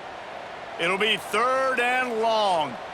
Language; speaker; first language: English; native; English